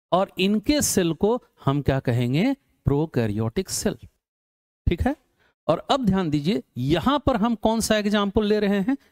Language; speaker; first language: Hindi; native; Hindi